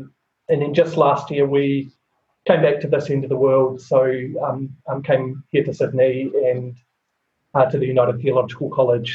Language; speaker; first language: English; native; English